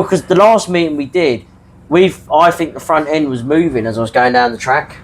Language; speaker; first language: English; native; English